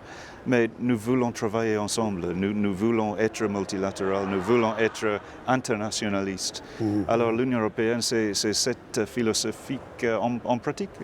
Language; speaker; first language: French; non-native, fluent; English